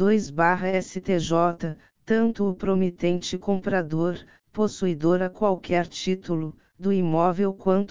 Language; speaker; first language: Portuguese; native; Portuguese